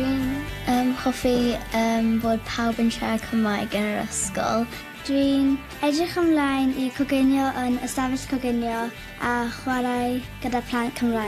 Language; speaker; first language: Welsh; non-native, local second language; English